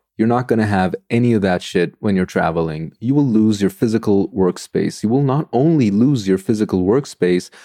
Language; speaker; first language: English; non-native, fluent; Turkish